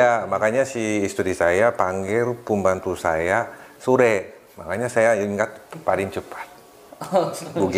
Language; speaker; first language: Indonesian; non-native, fluent; Japanese